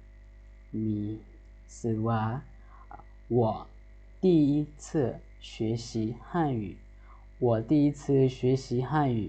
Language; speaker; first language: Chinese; non-native, fluent; Lao